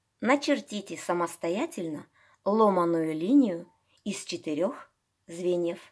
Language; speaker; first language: Russian; native; Russian